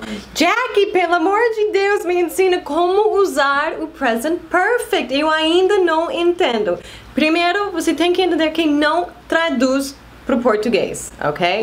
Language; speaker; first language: Portuguese; non-native, fluent; English